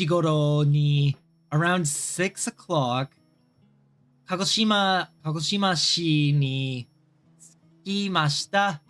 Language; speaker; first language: Japanese; non-native, learner; English